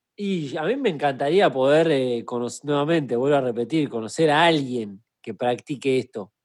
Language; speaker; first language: Spanish; native; Spanish